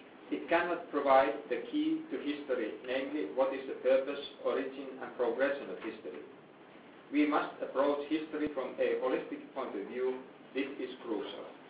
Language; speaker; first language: English; non-native, fluent; Finnish